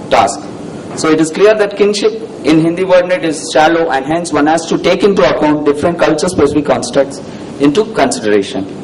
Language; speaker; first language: English; non-native, local second language; Tamil